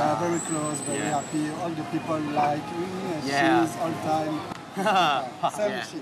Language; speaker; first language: English; non-native, learner; French